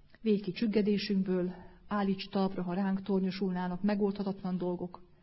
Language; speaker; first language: Hungarian; native; Hungarian